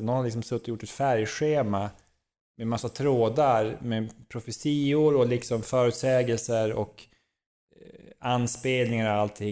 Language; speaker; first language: Swedish; native; Swedish